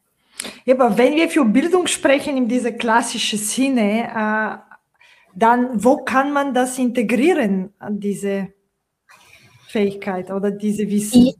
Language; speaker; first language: German; non-native, fluent; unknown